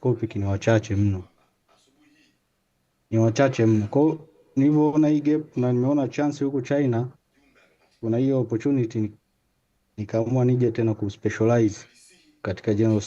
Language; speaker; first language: Swahili; native; Swahili